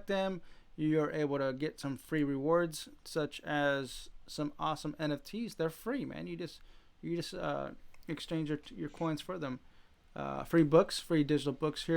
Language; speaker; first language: English; native; English